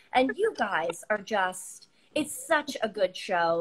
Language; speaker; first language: English; native; English